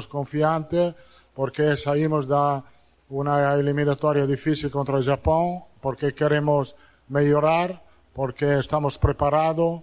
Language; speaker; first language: Portuguese; non-native, fluent; Italian